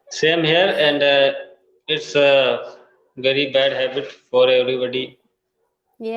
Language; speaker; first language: English; non-native, fluent; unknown